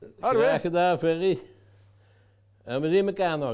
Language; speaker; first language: Dutch; native; Dutch